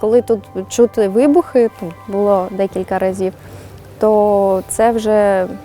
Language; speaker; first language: Ukrainian; native; Ukrainian